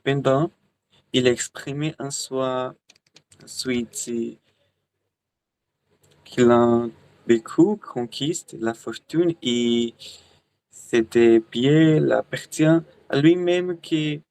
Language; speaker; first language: French; non-native, learner; Portuguese